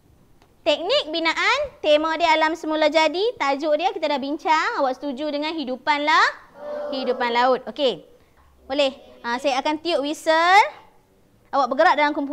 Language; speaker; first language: Malay; native; Malay